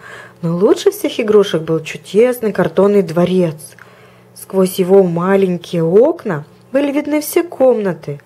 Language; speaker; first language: Russian; native; Russian